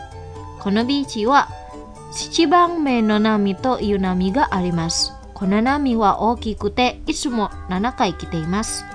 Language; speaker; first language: Japanese; non-native, fluent; Indonesian